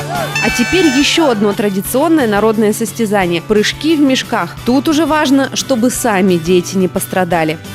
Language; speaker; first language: Russian; native; Russian